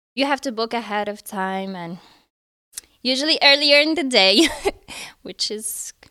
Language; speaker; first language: English; early bilingual, other home language; Arabic